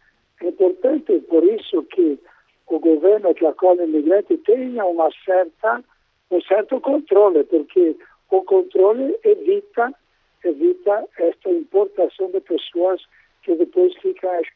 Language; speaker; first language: Portuguese; non-native, fluent; Italian